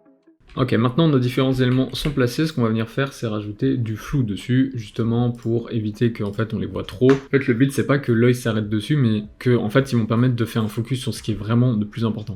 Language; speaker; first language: French; native; French